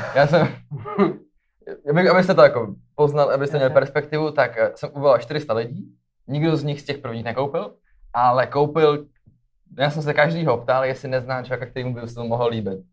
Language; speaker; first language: Czech; native; Czech